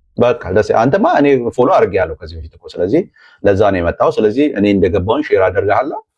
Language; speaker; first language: Amharic; native; Amharic